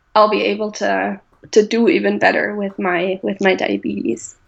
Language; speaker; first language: English; non-native, fluent; German